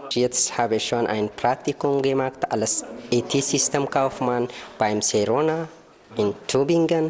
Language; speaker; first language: German; non-native, learner; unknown